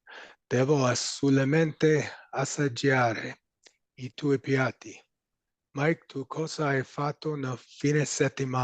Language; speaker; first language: Italian; non-native, learner; English